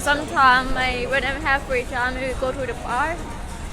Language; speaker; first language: English; non-native, learner; Thai